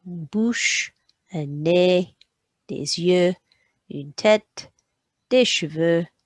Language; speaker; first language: French; non-native, fluent; English